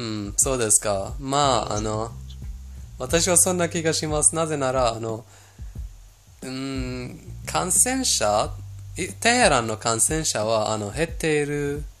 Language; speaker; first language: Japanese; non-native, fluent; Persian